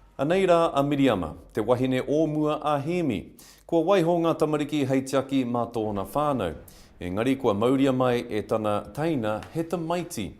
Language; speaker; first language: Māori; non-native, local second language; English